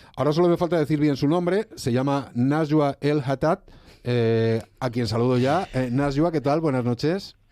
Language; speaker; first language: Spanish; native; Spanish